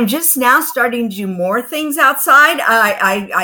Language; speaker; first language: English; native; English